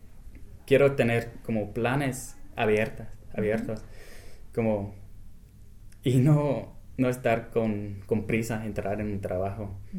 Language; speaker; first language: Spanish; non-native, fluent; English